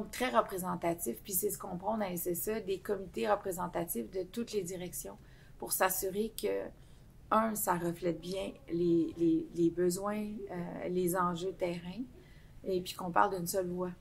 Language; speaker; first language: French; native; French